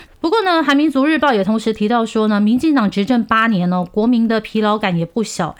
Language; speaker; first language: Chinese; non-native, fluent; Korean